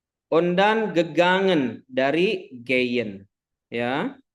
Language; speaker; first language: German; non-native, fluent; Indonesian